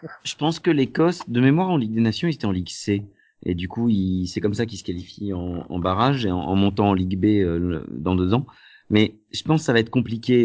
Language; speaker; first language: French; native; French